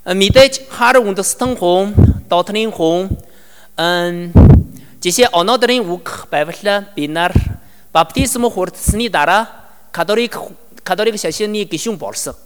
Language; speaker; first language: Mongolian; non-native, learner; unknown